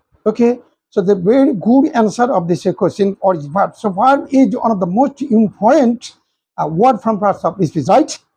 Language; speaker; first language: English; non-native, local second language; Bangla